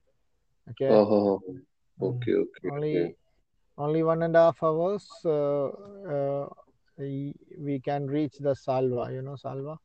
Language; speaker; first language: English; non-native, learner; Malayalam